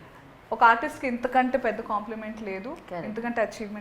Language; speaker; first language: Telugu; native; Telugu